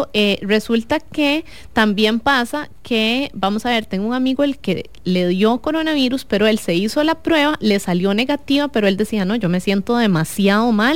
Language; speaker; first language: Spanish; native; Spanish